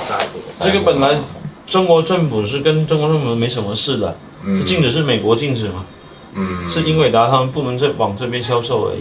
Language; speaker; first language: Chinese; native; Chinese